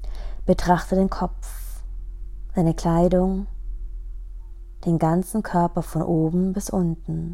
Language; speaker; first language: German; native; German